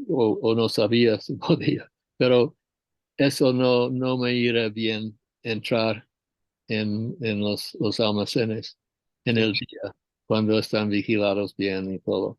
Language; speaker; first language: Spanish; non-native, fluent; English